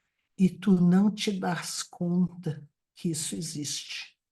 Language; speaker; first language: Portuguese; native; Portuguese